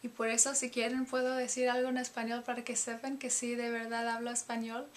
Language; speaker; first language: Spanish; non-native, fluent; English